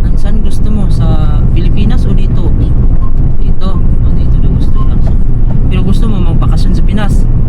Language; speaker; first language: Filipino; non-native, local second language; Cebuano